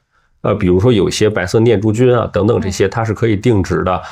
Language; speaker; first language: Chinese; native; Chinese